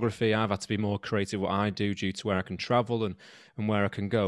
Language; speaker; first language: English; native; English